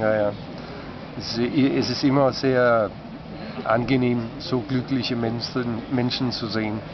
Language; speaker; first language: German; non-native, fluent; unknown